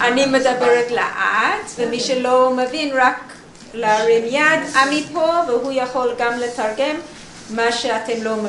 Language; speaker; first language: Hebrew; non-native, learner; English